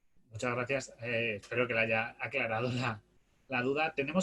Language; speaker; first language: Spanish; native; Spanish